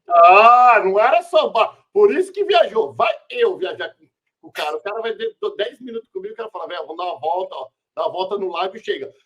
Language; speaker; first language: Portuguese; native; Portuguese